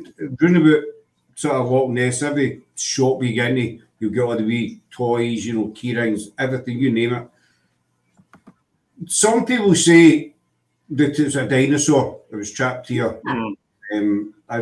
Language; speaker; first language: English; native; English